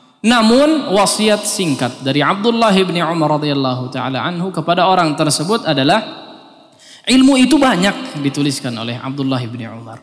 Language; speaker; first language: Indonesian; native; Indonesian